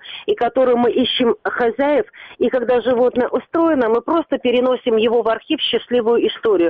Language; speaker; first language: Belarusian; early bilingual, heritage; Bulgarian